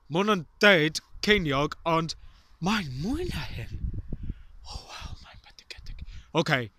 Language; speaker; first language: Welsh; non-native, learner; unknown